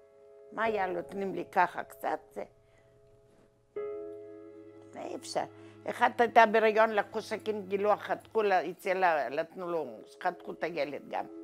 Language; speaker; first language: Hebrew; non-native, learner; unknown